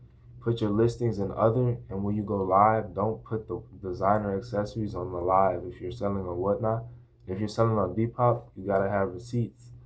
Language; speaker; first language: English; native; English